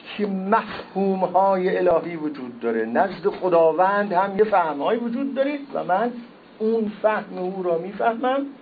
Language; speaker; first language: Persian; non-native, local second language; Azerbaijani